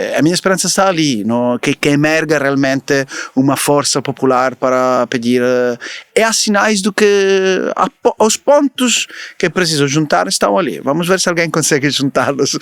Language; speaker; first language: Portuguese; non-native, fluent; Italian